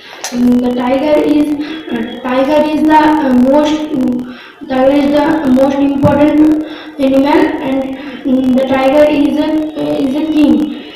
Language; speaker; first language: English; non-native, learner; Bangla